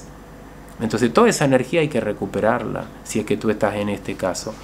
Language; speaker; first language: Spanish; native; Spanish